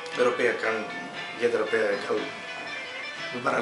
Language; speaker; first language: German; non-native, learner; Greek